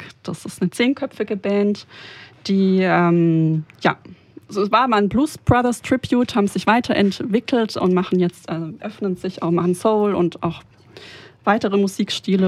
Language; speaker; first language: German; native; German